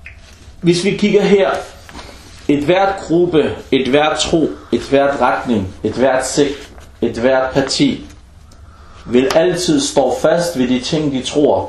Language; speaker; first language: Danish; early bilingual, other home language; Arabic